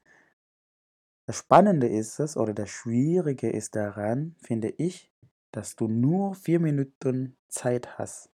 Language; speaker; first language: German; non-native, fluent; Indonesian